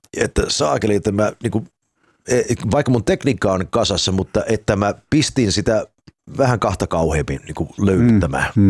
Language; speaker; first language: Finnish; early bilingual, heritage; Finnish